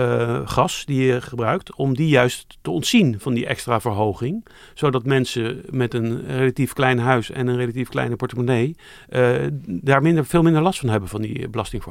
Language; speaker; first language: Dutch; native; Dutch